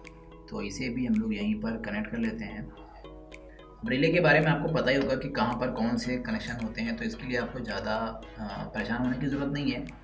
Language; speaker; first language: Hindi; native; Hindi